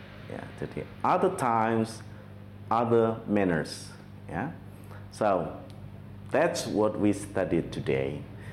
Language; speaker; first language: English; non-native, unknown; Indonesian